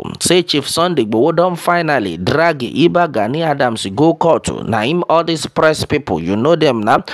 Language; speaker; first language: Nigerian Pidgin; non-native, local second language; Yoruba